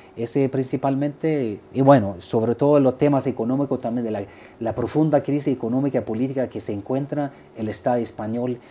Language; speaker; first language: Spanish; non-native, fluent; Swedish